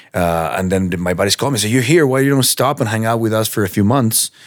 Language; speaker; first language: English; non-native, fluent; Spanish